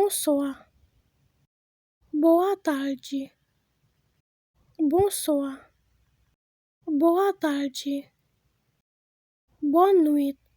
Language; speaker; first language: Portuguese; non-native, fluent; Haitian Creole